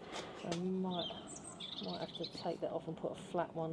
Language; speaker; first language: English; native; English